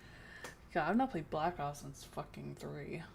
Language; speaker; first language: English; native; English